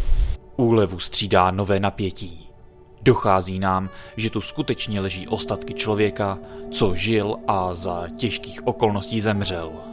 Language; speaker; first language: Czech; native; Czech